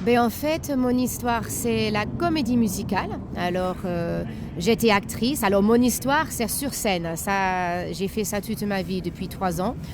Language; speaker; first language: French; non-native, fluent; English